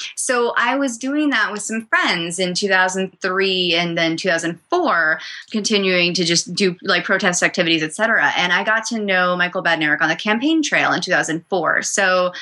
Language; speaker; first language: English; native; English